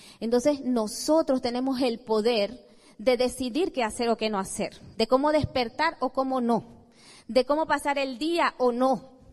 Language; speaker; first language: Spanish; native; Spanish